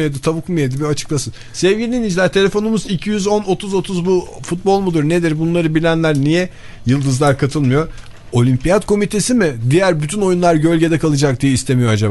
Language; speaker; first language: Turkish; native; Turkish